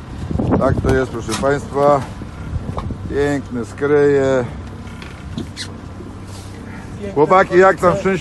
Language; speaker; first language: Polish; native; Polish